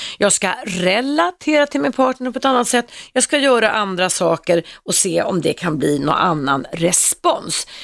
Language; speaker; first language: Swedish; native; Swedish